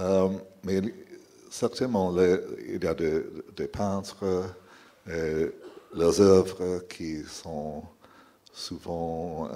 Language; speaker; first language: French; non-native, fluent; English